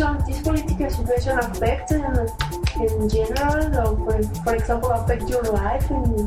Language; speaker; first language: English; non-native, learner; Spanish